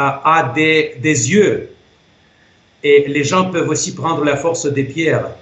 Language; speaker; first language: French; non-native, fluent; Russian